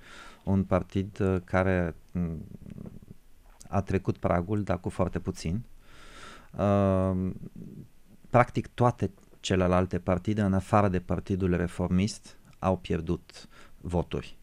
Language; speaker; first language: Romanian; non-native, fluent; Bulgarian